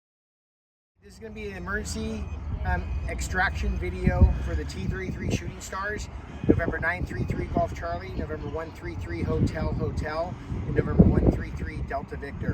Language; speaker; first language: English; native; English